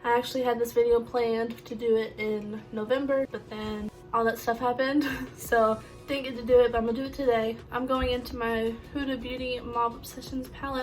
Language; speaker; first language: English; native; English